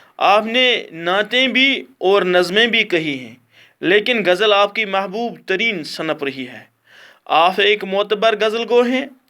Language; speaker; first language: Urdu; non-native, local second language; Kashmiri